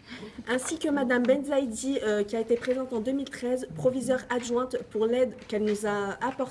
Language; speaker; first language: French; native; French